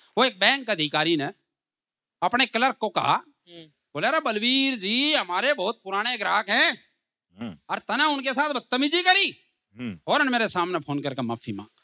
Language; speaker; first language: Hindi; native; Hindi